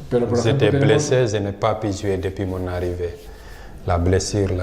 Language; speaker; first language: French; non-native, local second language; Fula